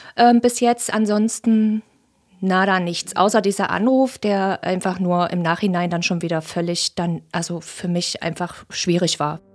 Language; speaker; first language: German; native; German